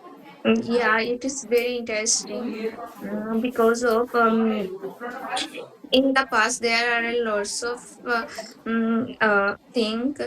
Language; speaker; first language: English; non-native, learner; Bangla